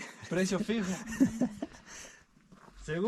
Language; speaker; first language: Spanish; non-native, learner; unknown